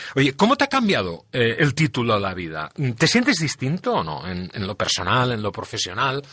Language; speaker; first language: Spanish; non-native, local second language; Catalan